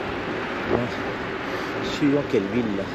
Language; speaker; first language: French; native; French